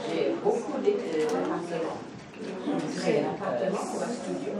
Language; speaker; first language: French; non-native, fluent; English